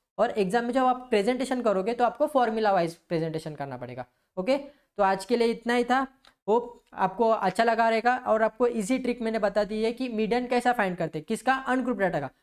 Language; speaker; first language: Hindi; non-native, local second language; Marathi